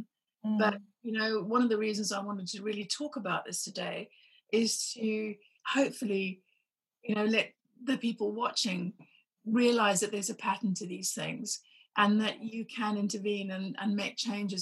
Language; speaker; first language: English; native; English